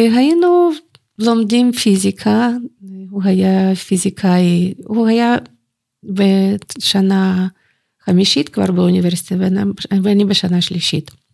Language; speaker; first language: Hebrew; non-native, fluent; Russian